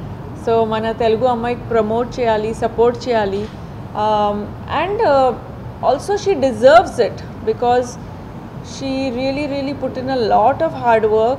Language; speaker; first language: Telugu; non-native, fluent; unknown